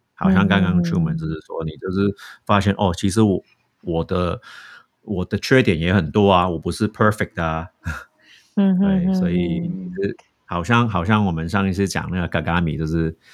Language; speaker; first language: Chinese; non-native, fluent; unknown